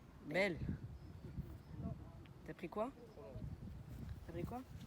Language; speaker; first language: French; native; French